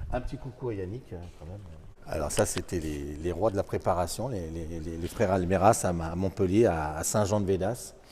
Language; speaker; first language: French; native; French